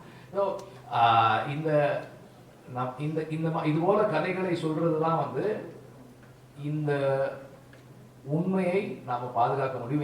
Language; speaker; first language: Tamil; native; Tamil